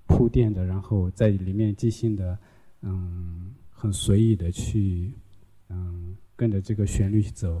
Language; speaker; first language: Chinese; non-native, local second language; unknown